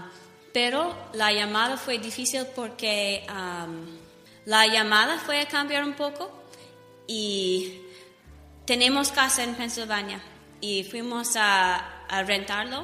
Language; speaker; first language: Spanish; non-native, fluent; English